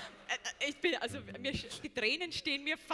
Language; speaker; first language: German; native; German